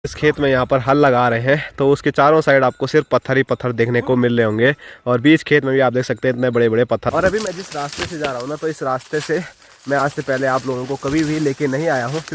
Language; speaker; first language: Hindi; native; Hindi